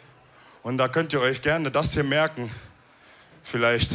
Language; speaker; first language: German; early bilingual, other home language; Wolof